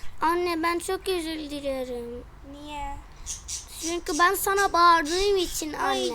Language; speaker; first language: Turkish; early bilingual, heritage; Turkish